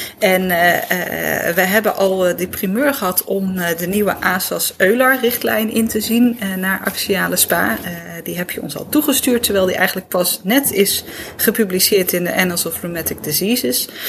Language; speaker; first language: Dutch; native; Dutch